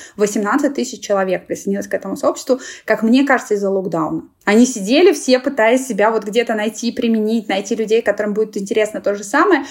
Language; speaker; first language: Russian; native; Russian